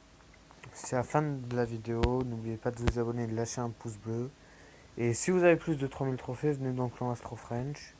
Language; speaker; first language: French; native; French